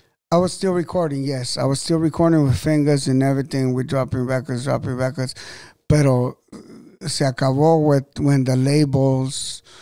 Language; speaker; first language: English; early bilingual, other home language; Spanish